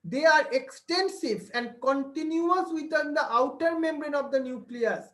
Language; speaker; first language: English; non-native, local second language; Bangla